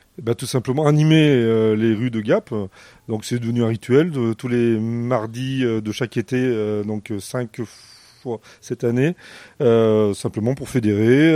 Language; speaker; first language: French; native; French